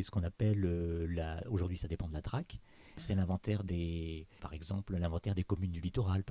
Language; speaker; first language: French; native; French